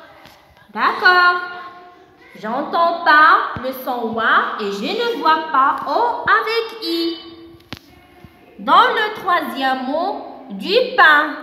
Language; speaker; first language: French; non-native, local second language; Arabic